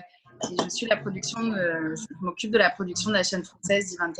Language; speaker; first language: French; early bilingual, heritage; French